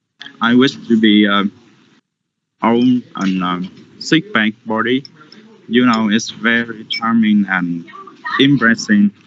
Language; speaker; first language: English; non-native, learner; Vietnamese